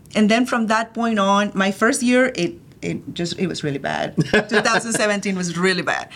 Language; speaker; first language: English; early bilingual, other home language; Spanish